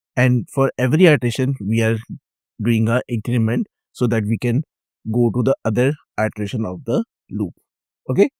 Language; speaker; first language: English; non-native, local second language; Urdu